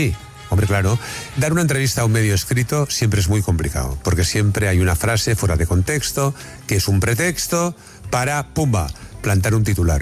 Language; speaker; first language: Spanish; native; Spanish